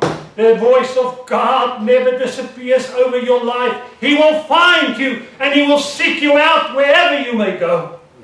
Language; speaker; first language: English; non-native, local second language; Afrikaans